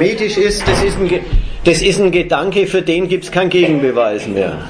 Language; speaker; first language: German; native; German